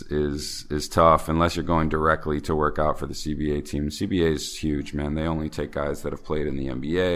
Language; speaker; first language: English; native; English